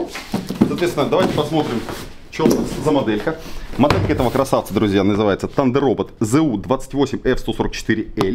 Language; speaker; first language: Russian; native; Russian